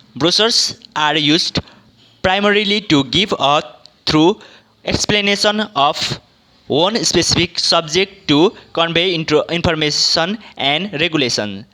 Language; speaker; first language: English; non-native, local second language; Nepali